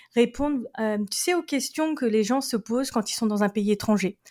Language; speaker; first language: French; native; French